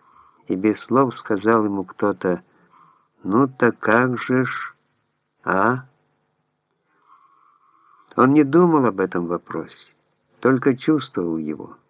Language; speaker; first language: Russian; native; Russian